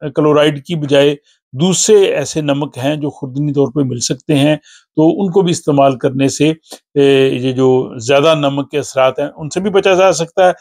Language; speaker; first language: Urdu; non-native, local second language; Punjabi